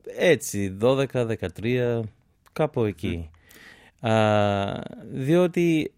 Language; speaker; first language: Greek; non-native, fluent; English